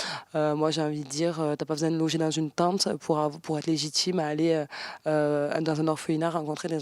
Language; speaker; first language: French; native; French